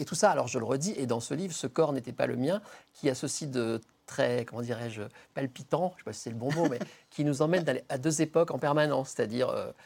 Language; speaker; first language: French; native; French